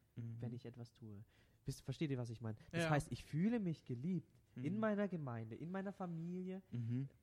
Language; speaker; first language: German; non-native, local second language; Vietnamese